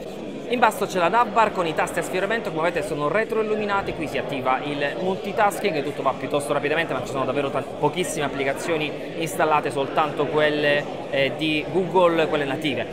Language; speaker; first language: Italian; native; Italian